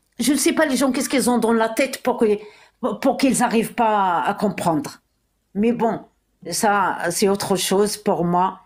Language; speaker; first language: French; non-native, local second language; Arabic